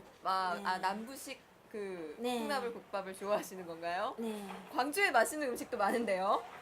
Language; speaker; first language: Korean; native; Korean